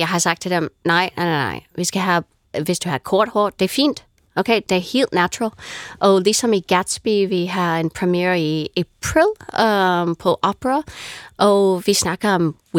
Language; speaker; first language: Danish; non-native, fluent; English